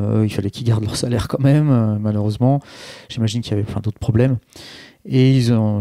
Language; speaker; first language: French; native; French